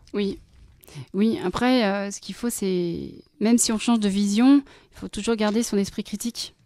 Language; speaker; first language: French; native; French